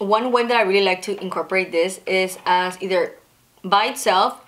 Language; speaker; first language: English; non-native, fluent; Spanish